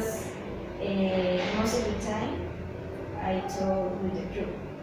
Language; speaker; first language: English; non-native, learner; Spanish